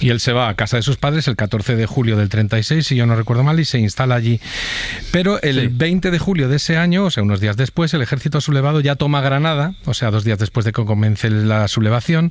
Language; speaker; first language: Spanish; native; Spanish